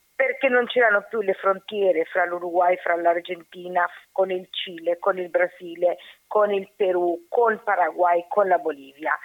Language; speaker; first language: Italian; non-native, fluent; Spanish